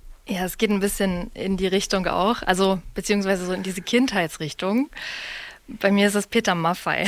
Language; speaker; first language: German; native; German